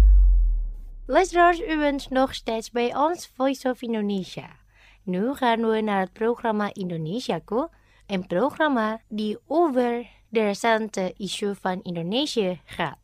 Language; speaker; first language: Dutch; non-native, fluent; Indonesian